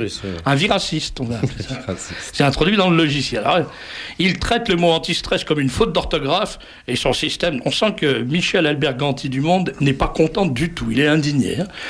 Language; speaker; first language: French; native; French